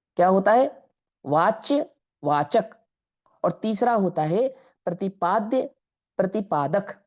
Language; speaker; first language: Hindi; non-native, local second language; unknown